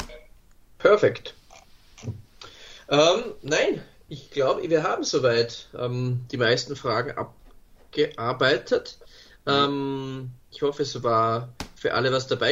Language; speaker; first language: German; native; German